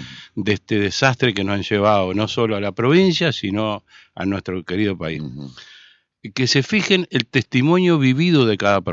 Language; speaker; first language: Spanish; native; Spanish